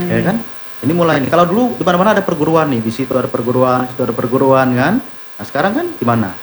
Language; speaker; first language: Indonesian; non-native, local second language; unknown